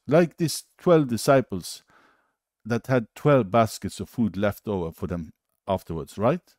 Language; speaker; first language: English; non-native, fluent; Norwegian